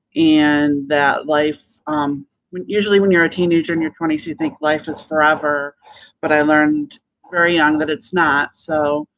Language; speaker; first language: English; native; English